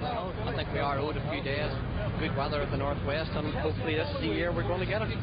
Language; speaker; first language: English; native; English